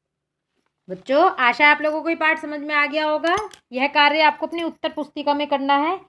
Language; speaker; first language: Hindi; native; Hindi